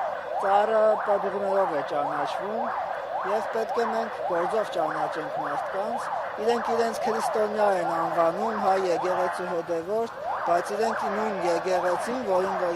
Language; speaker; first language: Armenian; native; Armenian